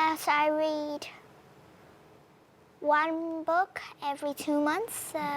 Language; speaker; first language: English; non-native, fluent; Vietnamese